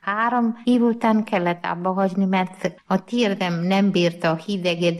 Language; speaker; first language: Hungarian; non-native, learner; Malayalam